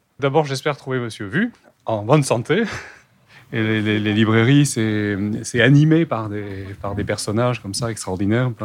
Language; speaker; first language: French; native; French